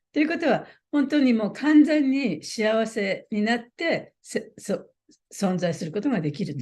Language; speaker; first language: Japanese; native; Japanese